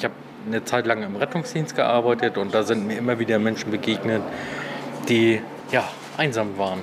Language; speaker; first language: German; native; German